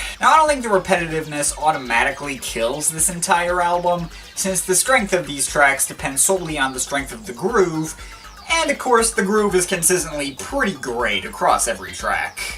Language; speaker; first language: English; native; English